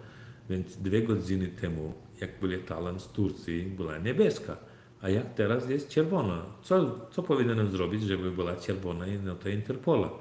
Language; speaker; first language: Polish; non-native, learner; Turkmen